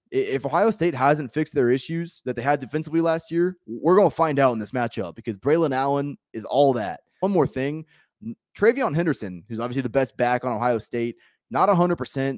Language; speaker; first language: English; native; English